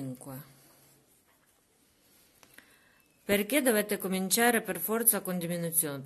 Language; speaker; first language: Italian; non-native, learner; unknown